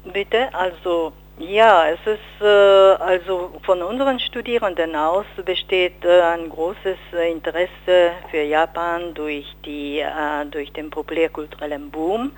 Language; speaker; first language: German; non-native, fluent; Japanese